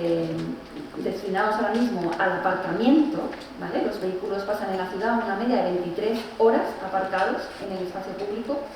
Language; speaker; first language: Spanish; native; Spanish